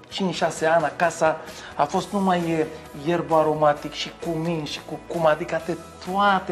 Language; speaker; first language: Romanian; non-native, learner; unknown